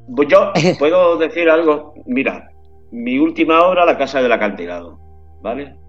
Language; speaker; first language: Spanish; native; Spanish